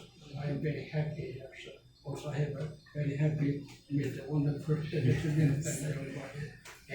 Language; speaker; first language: English; non-native, learner; Korean